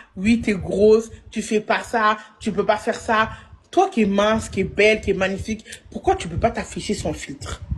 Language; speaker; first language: French; early bilingual, other home language; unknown